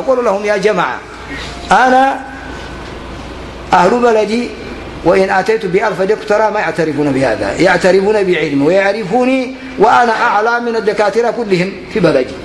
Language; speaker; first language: Arabic; non-native, fluent; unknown